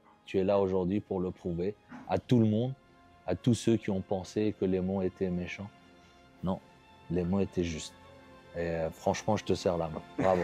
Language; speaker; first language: French; native; French